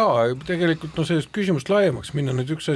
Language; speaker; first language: Estonian; native; Estonian